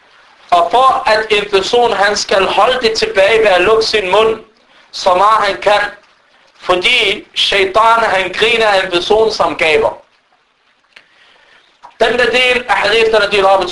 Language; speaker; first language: Danish; non-native, fluent; Arabic